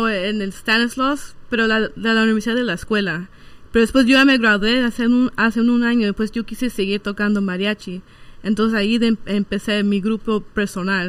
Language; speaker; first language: Spanish; early bilingual, heritage; Spanish